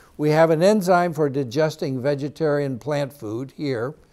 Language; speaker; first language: English; native; English